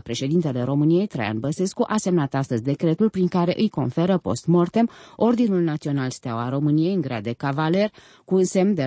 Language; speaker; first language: Romanian; native; Romanian